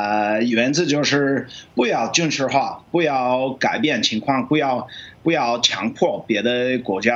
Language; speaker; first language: Chinese; non-native, fluent; English